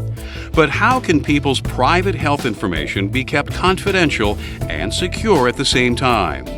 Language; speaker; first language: English; native; English